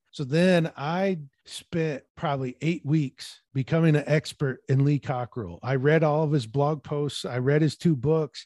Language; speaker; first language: English; native; English